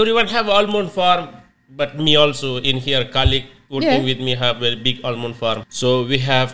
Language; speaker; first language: English; non-native, learner; Persian